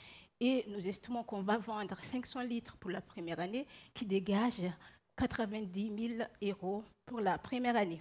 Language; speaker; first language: French; non-native, local second language; Malagasy